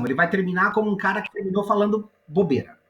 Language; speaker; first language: Portuguese; native; Portuguese